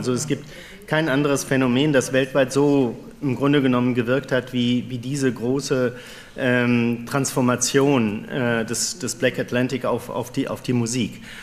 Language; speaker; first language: German; native; German